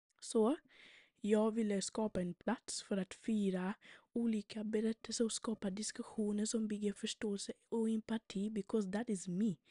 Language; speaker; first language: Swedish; early bilingual, other home language; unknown